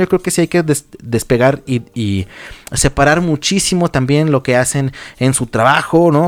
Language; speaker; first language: Spanish; native; Spanish